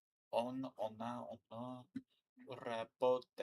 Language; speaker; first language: Russian; non-native, learner; English